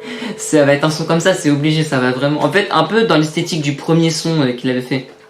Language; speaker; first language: French; native; French